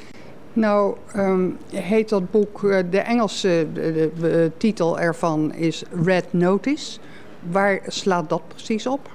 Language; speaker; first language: Dutch; native; Dutch